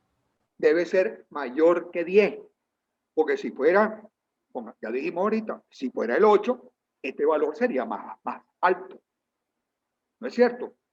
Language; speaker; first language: Spanish; native; Spanish